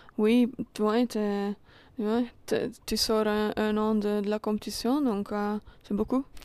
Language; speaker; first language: French; non-native, local second language; Dutch